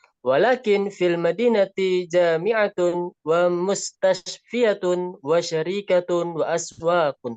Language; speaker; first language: Arabic; non-native, learner; Indonesian